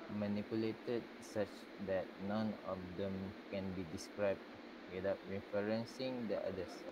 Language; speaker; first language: English; non-native, local second language; Malay